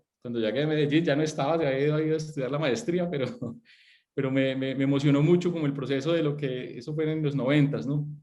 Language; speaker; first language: Spanish; native; Spanish